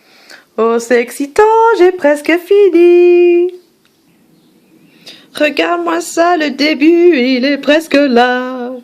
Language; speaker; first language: French; non-native, fluent; English